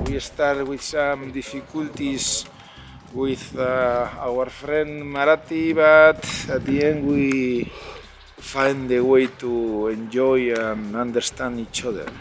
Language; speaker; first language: English; non-native, learner; Spanish